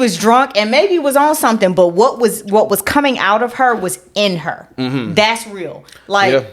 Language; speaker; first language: English; native; English